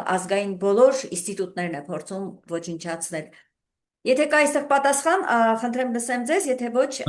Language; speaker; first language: Armenian; native; Armenian